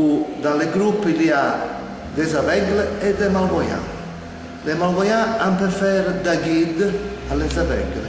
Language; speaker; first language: French; non-native, learner; Italian